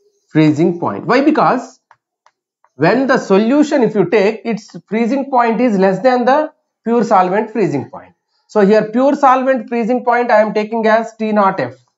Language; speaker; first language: English; non-native, local second language; Telugu